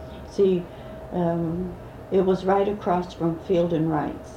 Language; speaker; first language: English; early bilingual, other home language; Swedish